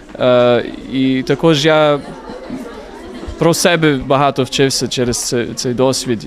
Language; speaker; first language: Ukrainian; non-native, learner; English